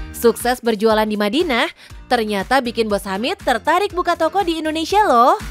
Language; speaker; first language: Indonesian; native; Indonesian